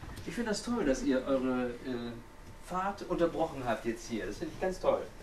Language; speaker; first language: German; native; German